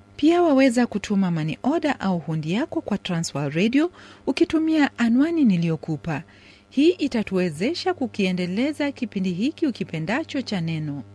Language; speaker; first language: Swahili; native; Swahili